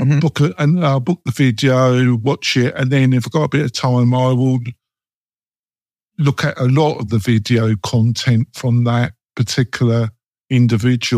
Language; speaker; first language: English; native; English